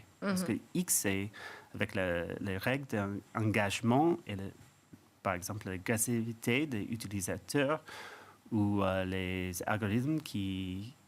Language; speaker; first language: French; non-native, fluent; English